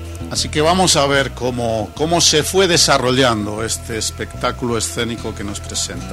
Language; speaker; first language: Spanish; native; Spanish